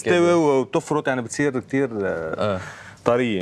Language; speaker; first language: Arabic; native; Arabic